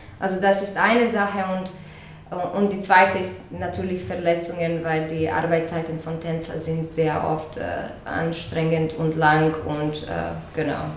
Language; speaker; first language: German; non-native, fluent; Croatian